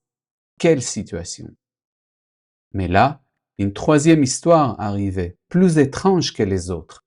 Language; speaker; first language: French; non-native, fluent; Spanish